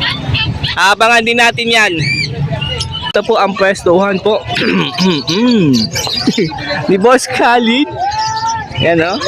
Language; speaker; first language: Filipino; native; Filipino